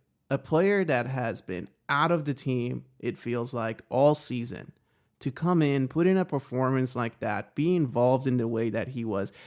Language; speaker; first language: English; native; English